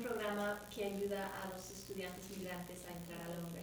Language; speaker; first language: Spanish; non-native, fluent; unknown